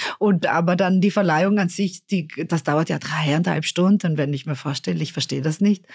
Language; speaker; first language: German; early bilingual, other home language; Serbian